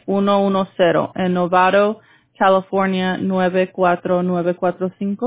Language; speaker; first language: Spanish; early bilingual, heritage; Spanish